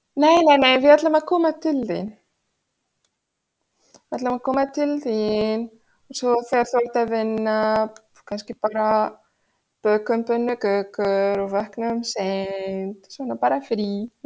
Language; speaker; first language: Icelandic; non-native, fluent; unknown